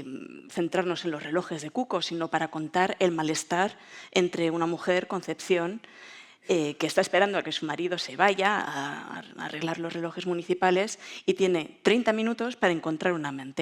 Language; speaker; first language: Spanish; native; Spanish